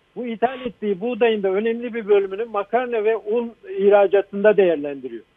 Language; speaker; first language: Turkish; native; Turkish